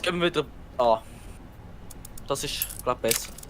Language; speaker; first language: German; native; German